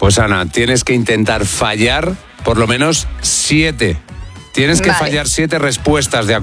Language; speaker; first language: Spanish; native; Spanish